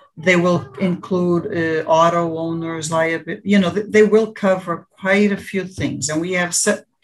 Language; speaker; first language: English; early bilingual, other home language; Portuguese